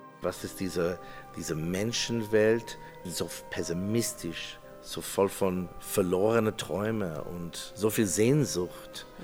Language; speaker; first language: German; non-native, fluent; English